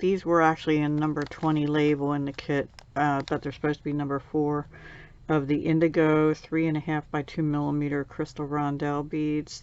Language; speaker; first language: English; native; English